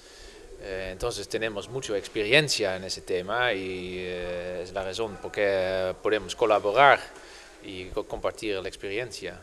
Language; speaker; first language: Spanish; non-native, fluent; Dutch